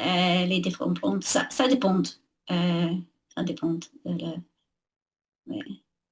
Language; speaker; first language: French; non-native, learner; English